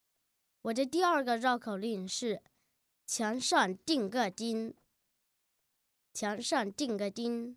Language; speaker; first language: Chinese; early bilingual, heritage; Chinese